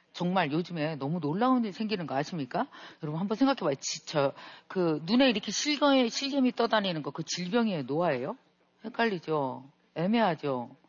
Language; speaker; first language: Korean; native; Korean